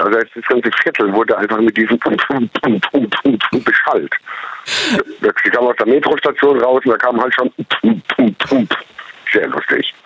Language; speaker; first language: German; native; German